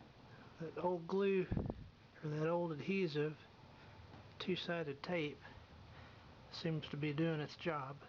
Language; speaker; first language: English; native; English